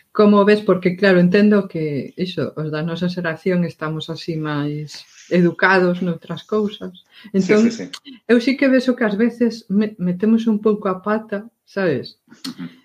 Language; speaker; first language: Galician; non-native, local second language; Spanish